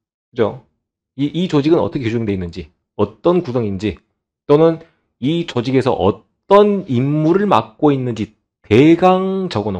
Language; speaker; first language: Korean; native; Korean